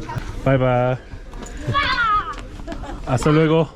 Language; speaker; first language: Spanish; non-native, learner; Korean